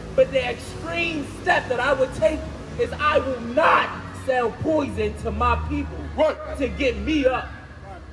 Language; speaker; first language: English; native; English